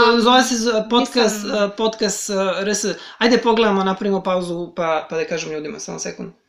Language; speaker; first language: Serbian; native; Serbian